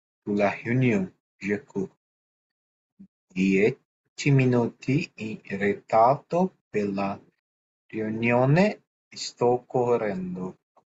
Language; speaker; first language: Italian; non-native, learner; Portuguese